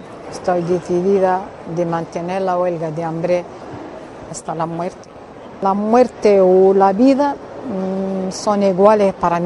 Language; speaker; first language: Spanish; non-native, fluent; Arabic